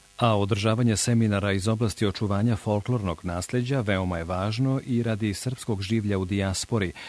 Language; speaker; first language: Serbian; native; Serbian